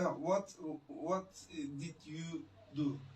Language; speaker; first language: English; non-native, learner; Turkish